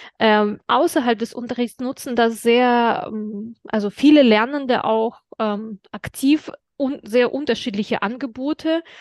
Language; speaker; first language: German; non-native, fluent; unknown